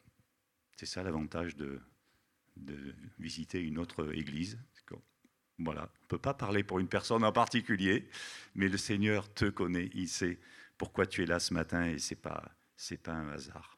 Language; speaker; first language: French; native; French